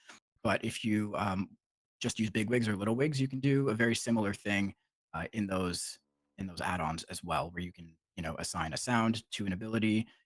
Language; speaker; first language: English; native; English